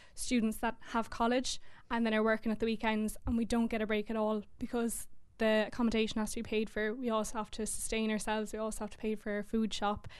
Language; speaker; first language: English; native; English